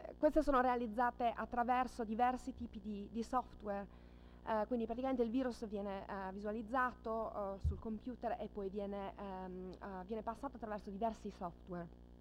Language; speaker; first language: Italian; native; Italian